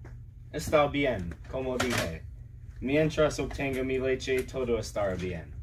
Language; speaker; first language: Spanish; non-native, learner; English